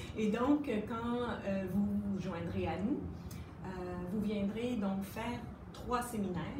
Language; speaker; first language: French; native; French